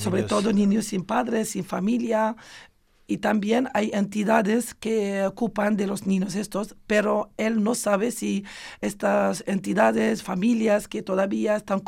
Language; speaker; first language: Spanish; non-native, fluent; Arabic